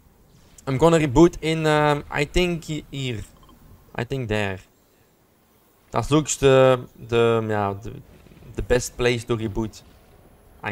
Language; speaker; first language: English; non-native, learner; Dutch